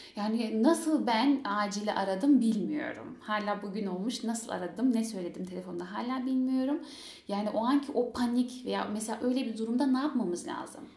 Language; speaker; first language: Turkish; early bilingual, heritage; Turkish